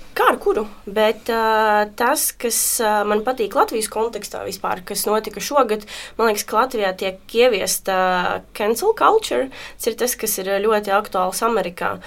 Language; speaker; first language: Latvian; non-native, local second language; Russian